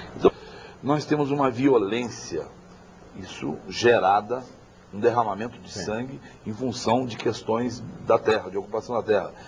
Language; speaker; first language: Portuguese; native; Portuguese